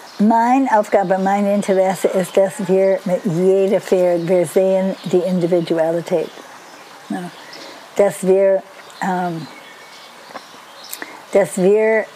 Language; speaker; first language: German; non-native, learner; English